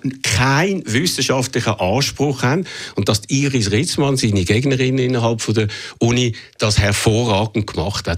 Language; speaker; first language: German; native; German